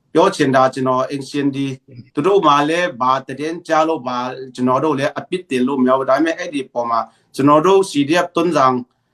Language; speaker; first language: Burmese; non-native, local second language; Tedim Chin